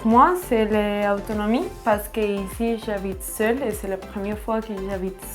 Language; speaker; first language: French; non-native, fluent; Spanish